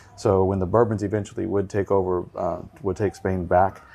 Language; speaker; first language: English; native; English